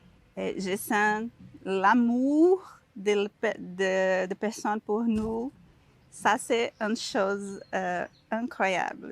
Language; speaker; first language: French; non-native, learner; Portuguese